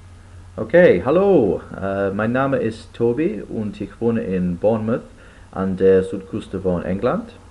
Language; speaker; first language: German; non-native, learner; English